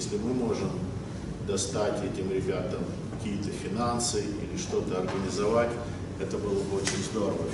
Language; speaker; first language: Russian; early bilingual, other home language; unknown